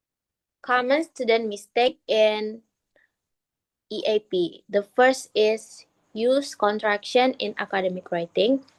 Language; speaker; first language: English; non-native, learner; Indonesian